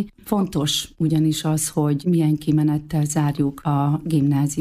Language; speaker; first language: Hungarian; native; Hungarian